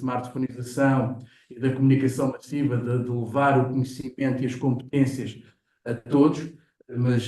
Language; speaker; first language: Portuguese; native; Portuguese